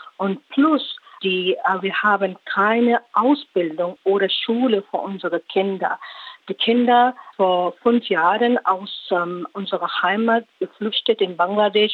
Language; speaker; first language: German; non-native, learner; Rohingya